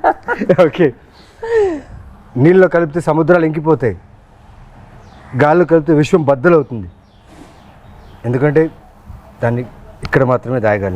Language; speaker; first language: Telugu; native; Telugu